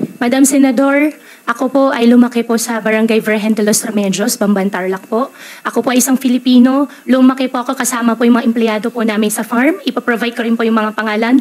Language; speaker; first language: Filipino; native; Filipino